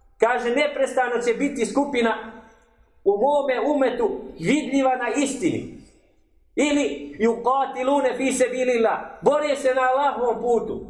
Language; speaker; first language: Bosnian; native; Bosnian